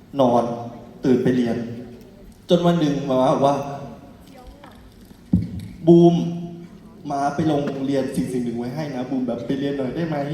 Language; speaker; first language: Thai; native; Thai